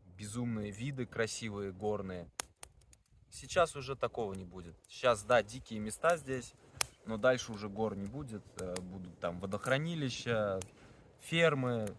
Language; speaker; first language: Russian; native; Russian